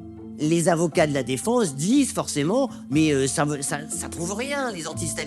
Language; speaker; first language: French; native; French